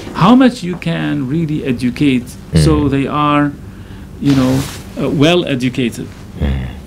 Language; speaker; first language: English; non-native, fluent; Arabic